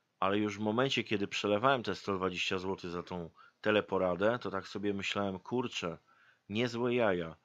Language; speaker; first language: Polish; native; Polish